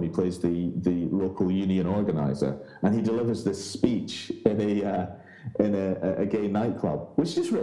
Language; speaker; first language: English; native; English